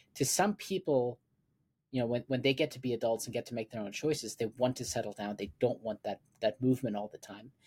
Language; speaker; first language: English; non-native, fluent; German